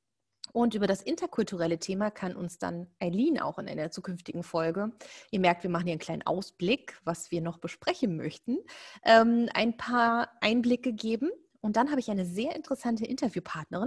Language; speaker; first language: German; native; German